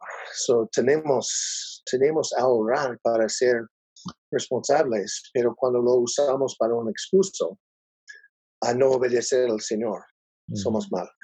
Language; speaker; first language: Spanish; non-native, learner; English